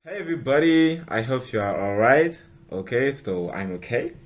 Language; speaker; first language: English; non-native, local second language; French